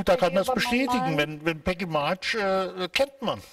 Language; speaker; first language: German; native; German